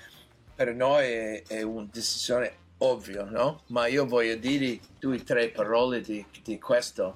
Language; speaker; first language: Italian; non-native, learner; English